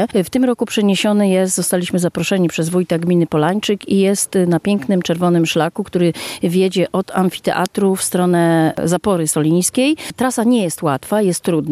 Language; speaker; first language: Polish; native; Polish